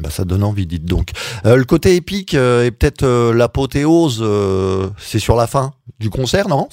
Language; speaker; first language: French; native; French